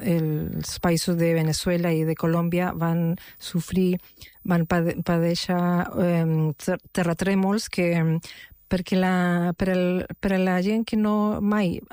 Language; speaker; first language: Catalan; non-native, local second language; Spanish